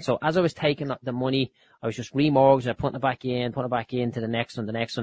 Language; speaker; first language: English; native; English